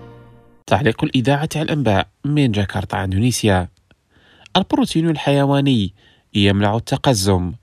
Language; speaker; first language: Arabic; non-native, fluent; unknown